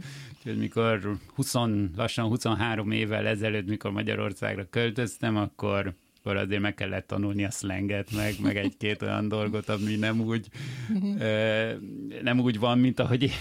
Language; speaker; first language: Hungarian; early bilingual, heritage; Hungarian